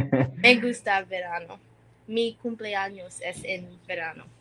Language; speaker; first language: Spanish; non-native, learner; English